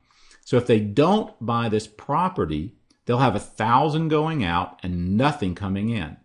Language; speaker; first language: English; native; English